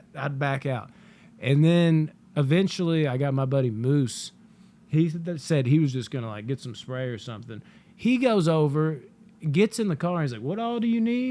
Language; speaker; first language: English; native; English